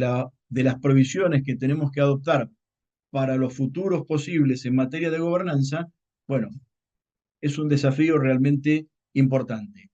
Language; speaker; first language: Spanish; native; Spanish